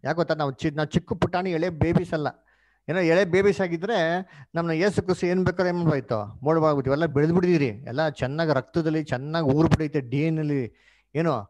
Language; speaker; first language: Kannada; native; Kannada